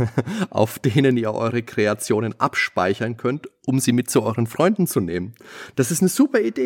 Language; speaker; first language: German; native; German